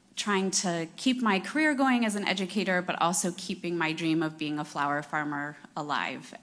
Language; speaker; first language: English; native; English